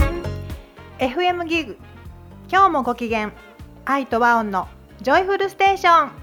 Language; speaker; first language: Japanese; native; Japanese